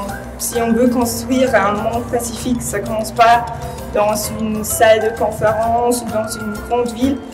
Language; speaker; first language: French; non-native, fluent; German